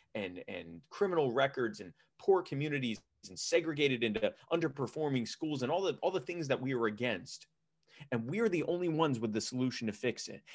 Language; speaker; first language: English; native; English